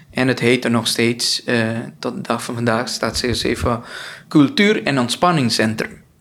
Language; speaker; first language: Dutch; non-native, local second language; Papiamento